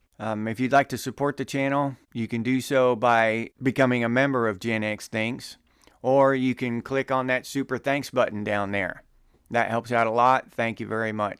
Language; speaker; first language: English; native; English